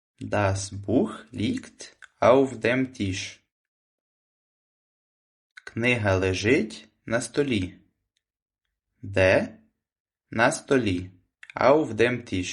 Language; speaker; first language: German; non-native, fluent; Ukrainian